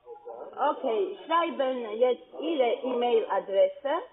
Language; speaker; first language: German; non-native, fluent; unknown